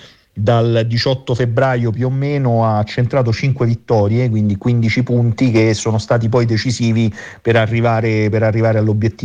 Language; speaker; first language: Italian; native; Italian